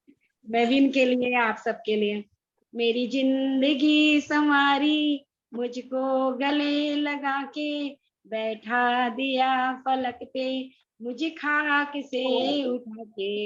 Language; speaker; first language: Hindi; native; Hindi